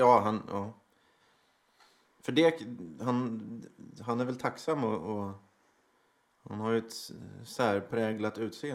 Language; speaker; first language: Swedish; native; Swedish